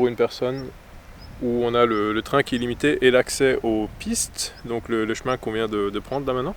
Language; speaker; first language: French; native; French